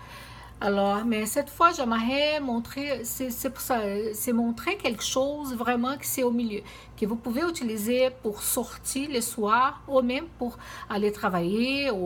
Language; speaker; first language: French; non-native, fluent; Portuguese